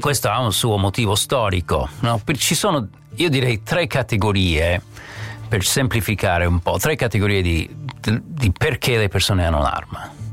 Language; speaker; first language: Italian; non-native, fluent; English